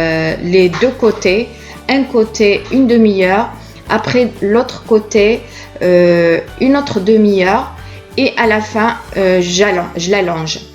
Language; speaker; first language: French; non-native, local second language; Kabyle